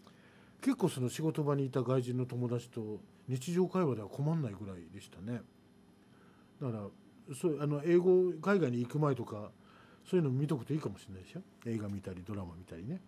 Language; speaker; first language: Japanese; native; Japanese